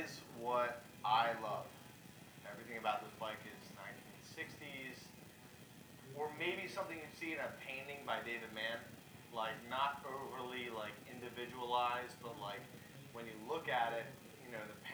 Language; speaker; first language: English; native; English